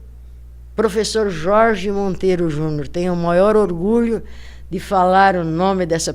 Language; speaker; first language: Portuguese; native; Portuguese